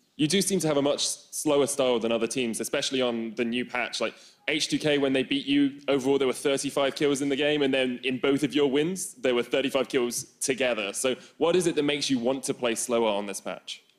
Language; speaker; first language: English; native; English